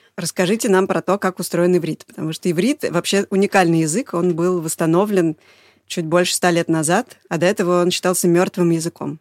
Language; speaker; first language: Russian; native; Russian